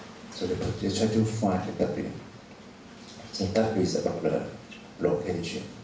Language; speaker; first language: English; non-native, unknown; Chinese